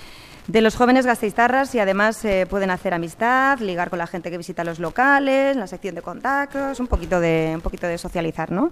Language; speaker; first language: Spanish; native; Spanish